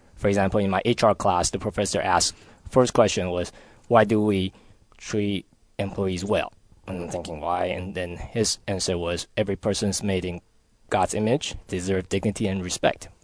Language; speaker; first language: English; early bilingual, other home language; Chinese